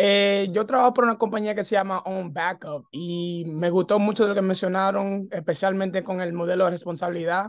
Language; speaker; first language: Spanish; early bilingual, heritage; English